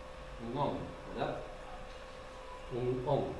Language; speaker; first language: Spanish; native; Spanish